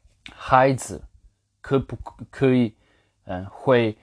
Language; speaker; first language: Chinese; non-native, fluent; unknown